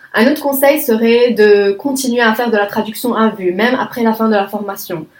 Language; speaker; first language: French; non-native, local second language; Arabic